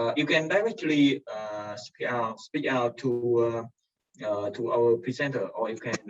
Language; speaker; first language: English; non-native, fluent; Vietnamese